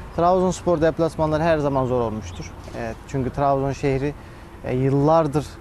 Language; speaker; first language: Turkish; native; Turkish